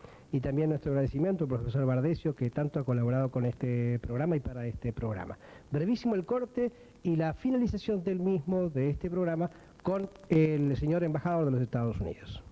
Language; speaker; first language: Spanish; native; Spanish